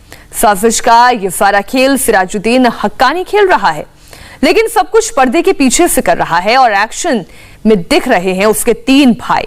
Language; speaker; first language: Hindi; native; Hindi